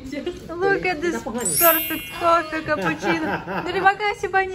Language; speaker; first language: English; non-native, learner; Russian